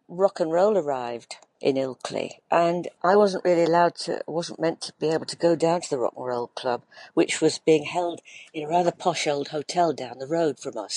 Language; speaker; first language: English; native; English